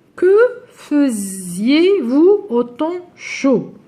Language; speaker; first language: French; non-native, local second language; Arabic